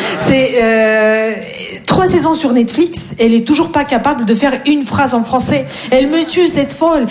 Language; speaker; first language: French; non-native, fluent; Russian